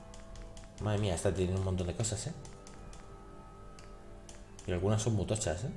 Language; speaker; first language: Spanish; native; Spanish